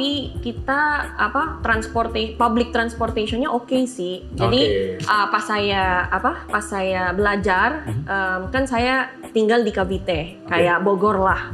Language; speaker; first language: Indonesian; non-native, learner; Filipino